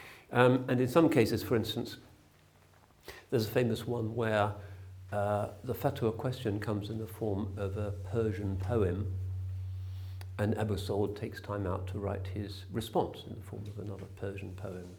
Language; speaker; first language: English; native; English